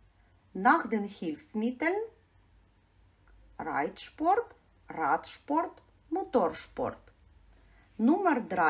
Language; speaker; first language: German; non-native, fluent; Ukrainian